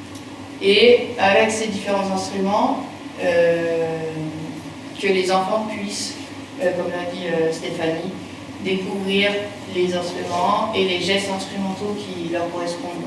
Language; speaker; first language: French; native; French